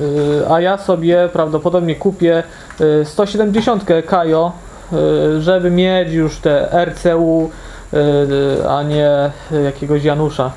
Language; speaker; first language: Polish; native; Polish